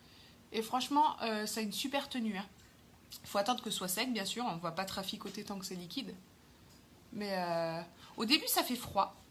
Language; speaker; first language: French; native; French